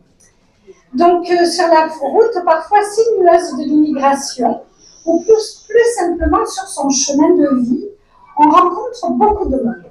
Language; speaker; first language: French; native; French